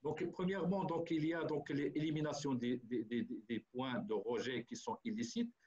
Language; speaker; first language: French; non-native, local second language; Arabic